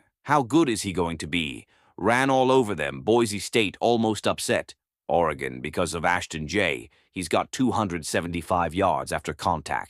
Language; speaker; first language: English; native; English